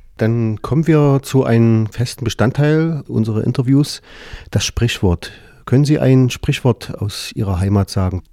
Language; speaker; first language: German; native; German